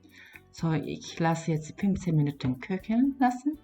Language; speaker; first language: German; non-native, learner; Korean